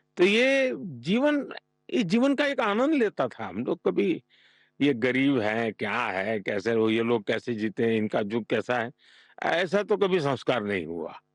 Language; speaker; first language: Hindi; non-native, local second language; Gujarati